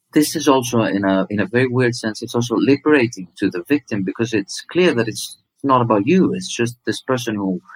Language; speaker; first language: English; non-native, fluent; Greek